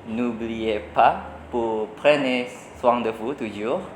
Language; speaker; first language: French; non-native, learner; Indonesian